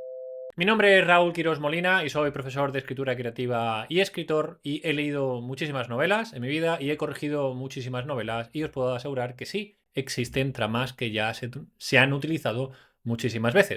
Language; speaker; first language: Spanish; native; Spanish